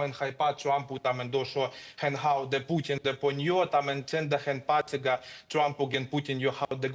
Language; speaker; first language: Chinese; non-native, fluent; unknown